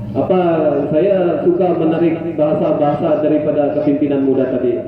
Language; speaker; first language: Malay; non-native, local second language; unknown